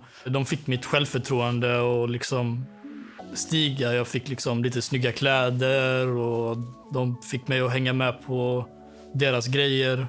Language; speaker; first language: Swedish; native; Swedish